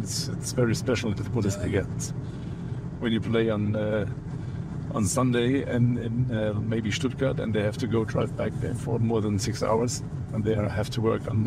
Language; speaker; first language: English; non-native, fluent; German